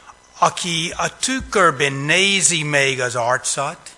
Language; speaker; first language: Hungarian; non-native, fluent; English